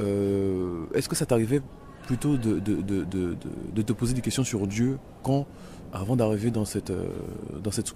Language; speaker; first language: French; native; French